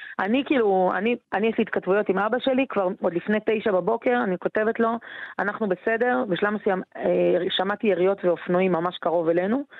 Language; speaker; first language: Hebrew; native; Hebrew